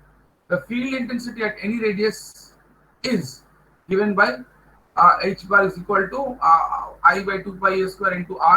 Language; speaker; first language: English; non-native, local second language; Bangla